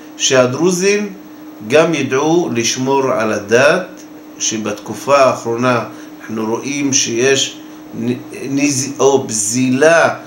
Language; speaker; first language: Hebrew; non-native, local second language; Arabic